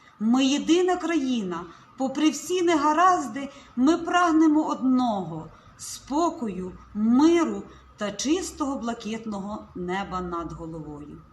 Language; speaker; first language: Ukrainian; native; Ukrainian